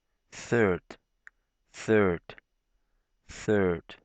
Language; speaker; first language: English; non-native, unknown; Turkish